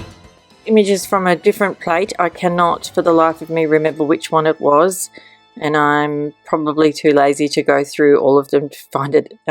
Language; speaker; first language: English; native; English